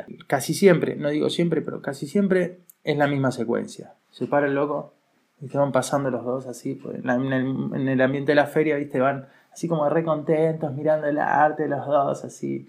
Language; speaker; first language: Spanish; native; Spanish